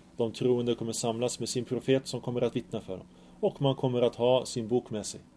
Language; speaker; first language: Swedish; early bilingual, other home language; Arabic